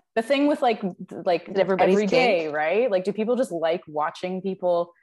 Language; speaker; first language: English; native; English